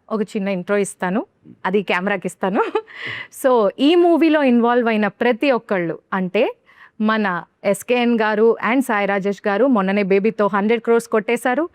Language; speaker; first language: Telugu; native; Telugu